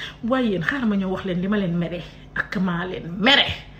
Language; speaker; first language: English; non-native, learner; Wolof